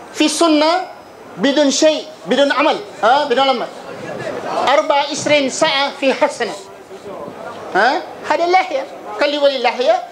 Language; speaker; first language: Arabic; non-native, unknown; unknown